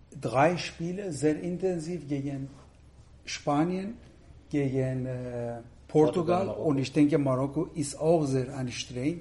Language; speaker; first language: German; non-native, fluent; Persian